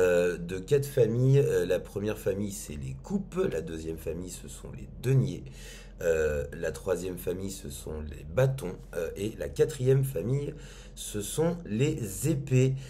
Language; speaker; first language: French; native; French